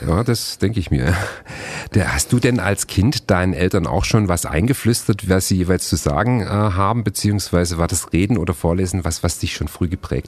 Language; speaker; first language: German; native; German